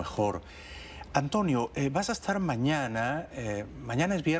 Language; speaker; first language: Spanish; native; Spanish